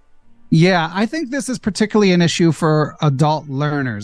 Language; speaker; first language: English; native; English